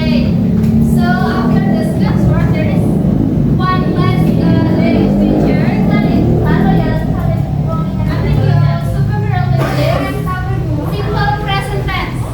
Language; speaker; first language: English; non-native, learner; Indonesian